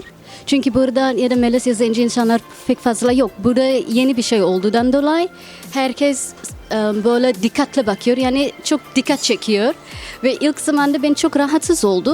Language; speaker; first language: Turkish; non-native, learner; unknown